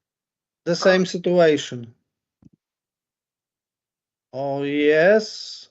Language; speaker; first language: English; non-native, learner; Polish